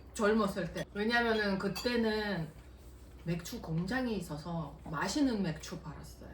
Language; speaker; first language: Korean; non-native, fluent; Russian